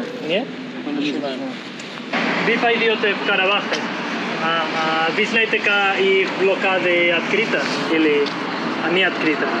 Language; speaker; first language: Russian; non-native, learner; Spanish